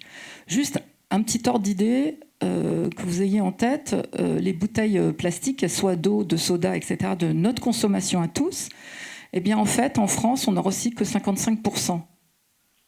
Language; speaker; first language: French; native; French